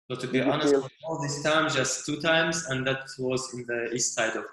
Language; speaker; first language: English; non-native, fluent; Arabic